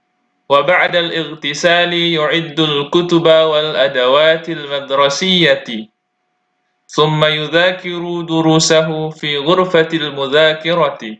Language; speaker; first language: Arabic; non-native, fluent; Indonesian